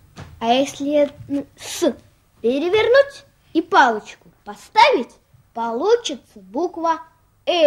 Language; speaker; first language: Russian; native; Russian